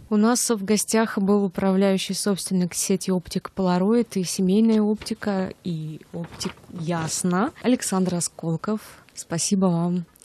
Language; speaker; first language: Russian; native; Russian